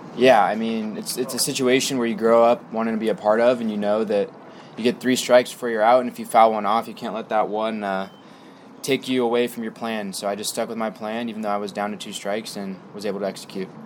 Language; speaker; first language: English; native; English